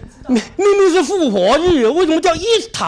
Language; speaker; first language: Chinese; native; Chinese